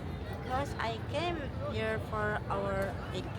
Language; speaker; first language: English; non-native, learner; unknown